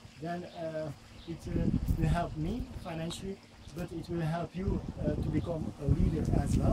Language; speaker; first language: English; non-native, fluent; Dutch